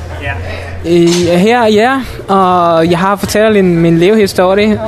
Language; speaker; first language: Danish; non-native, learner; Mon